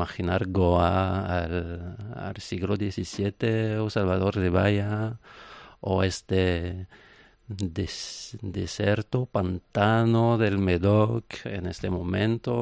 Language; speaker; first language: Spanish; non-native, fluent; French